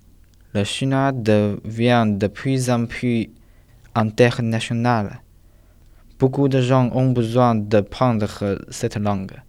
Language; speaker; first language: French; non-native, learner; Chinese